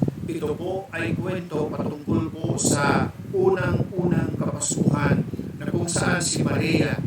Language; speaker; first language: Filipino; native; Filipino